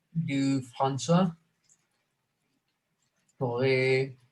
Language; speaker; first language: French; non-native, learner; Spanish